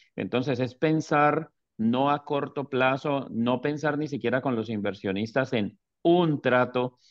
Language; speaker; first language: Spanish; native; Spanish